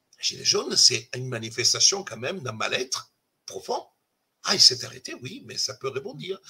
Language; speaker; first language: French; non-native, fluent; Italian